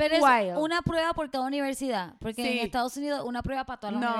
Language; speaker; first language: Spanish; native; Spanish